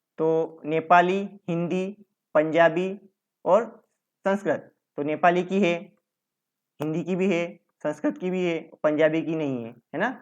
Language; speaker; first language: Hindi; native; Hindi